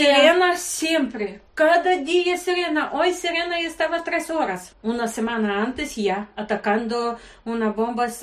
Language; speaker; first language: Spanish; non-native, learner; Ukrainian